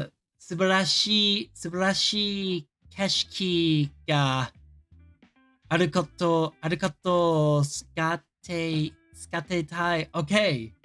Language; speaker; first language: Japanese; non-native, learner; English